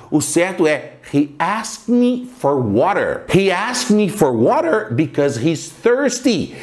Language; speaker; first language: English; non-native, fluent; Portuguese